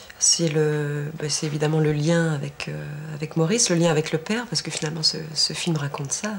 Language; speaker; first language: French; native; French